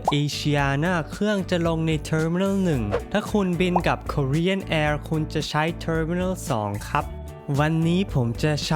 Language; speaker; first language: Thai; non-native, fluent; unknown